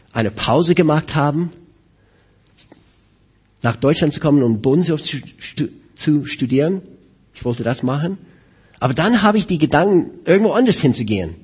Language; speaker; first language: German; non-native, fluent; English